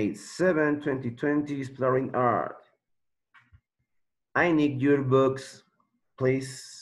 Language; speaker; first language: English; non-native, learner; Spanish